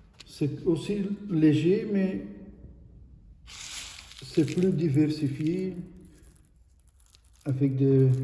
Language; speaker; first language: French; non-native, local second language; Dutch